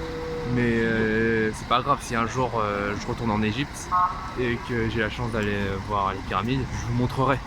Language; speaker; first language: French; native; French